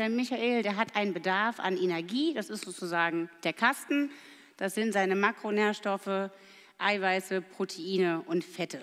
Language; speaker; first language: German; native; German